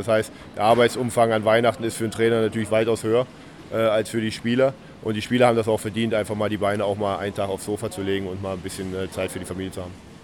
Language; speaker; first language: German; native; German